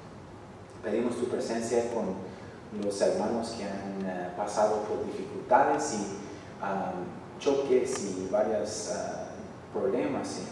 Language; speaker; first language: Spanish; non-native, fluent; English